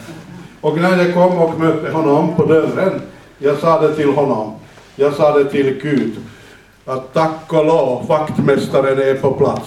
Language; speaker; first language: Swedish; non-native, fluent; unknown